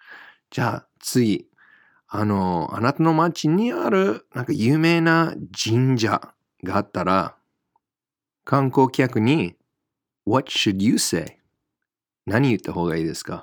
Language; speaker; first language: Japanese; non-native, fluent; English